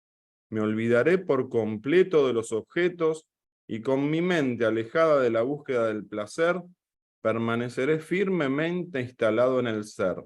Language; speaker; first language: Spanish; native; Spanish